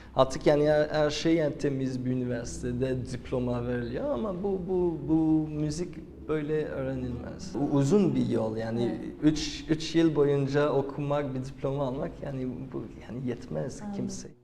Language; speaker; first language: Turkish; non-native, fluent; French